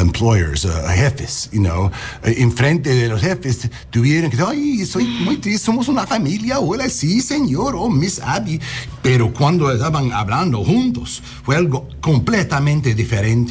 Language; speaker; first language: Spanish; early bilingual, heritage; English